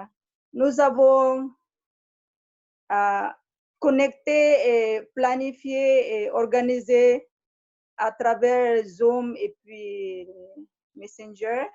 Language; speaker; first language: French; non-native, fluent; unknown